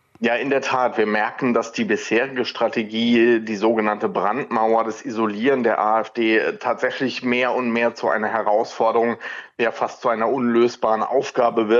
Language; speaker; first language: German; native; German